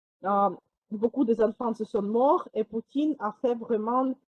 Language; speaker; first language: French; non-native, fluent; Ukrainian